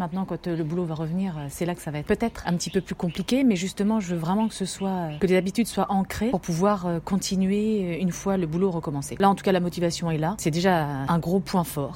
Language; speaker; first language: French; native; French